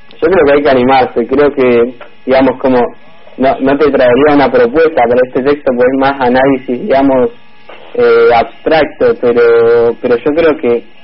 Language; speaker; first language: Spanish; native; Spanish